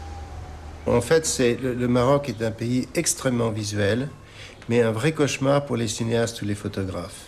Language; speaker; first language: French; non-native, local second language; Arabic